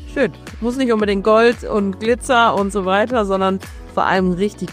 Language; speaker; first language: German; native; German